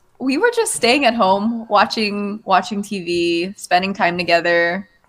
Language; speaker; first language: English; native; English